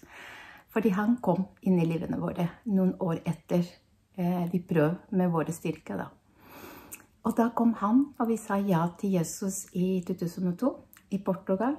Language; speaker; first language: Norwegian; non-native, learner; Spanish